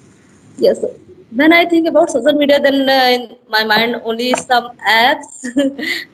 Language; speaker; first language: English; non-native, learner; Hindi